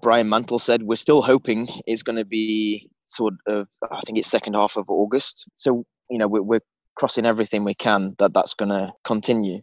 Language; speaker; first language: English; native; English